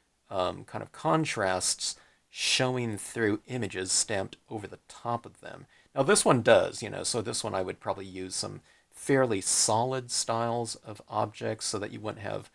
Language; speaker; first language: English; native; English